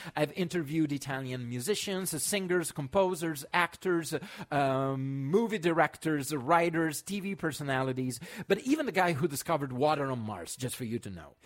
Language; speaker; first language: English; non-native, fluent; Italian